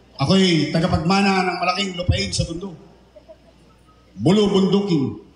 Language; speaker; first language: Filipino; native; Filipino